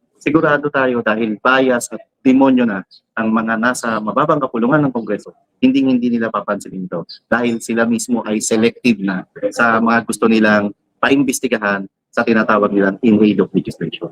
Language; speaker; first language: Filipino; native; Filipino